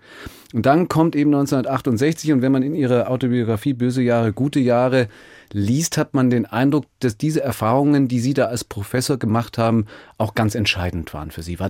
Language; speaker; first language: German; native; German